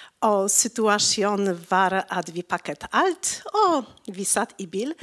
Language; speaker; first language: Norwegian; non-native, learner; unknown